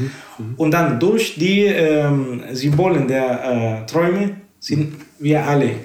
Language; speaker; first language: German; non-native, fluent; Spanish